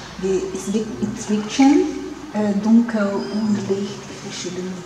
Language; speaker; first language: German; non-native, learner; Portuguese